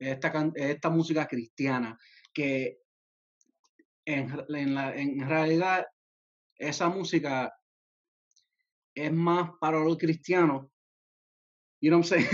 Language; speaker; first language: Spanish; early bilingual, heritage; Spanish